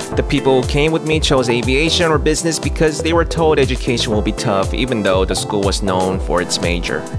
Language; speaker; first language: English; non-native, fluent; Korean